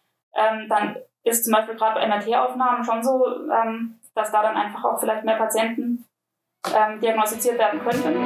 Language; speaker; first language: German; native; German